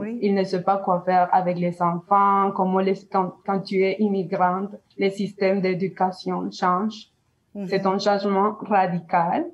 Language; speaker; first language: French; non-native, learner; Spanish